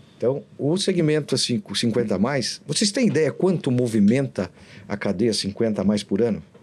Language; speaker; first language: Portuguese; native; Portuguese